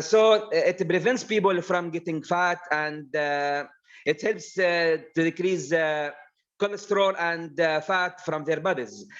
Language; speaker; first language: English; non-native, learner; Arabic